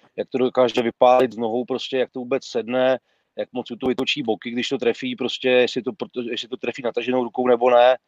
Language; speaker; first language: Czech; native; Czech